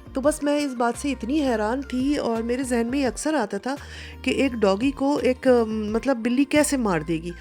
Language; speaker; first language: Urdu; native; Urdu